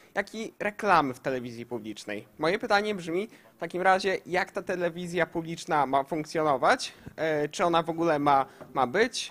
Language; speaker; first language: Polish; native; Polish